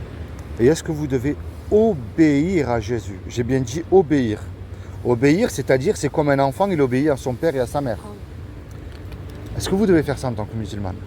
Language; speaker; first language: French; native; French